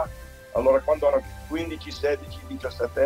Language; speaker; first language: Italian; early bilingual, heritage; Italian